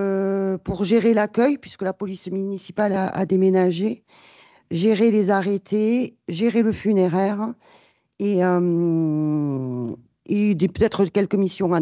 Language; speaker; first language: French; native; French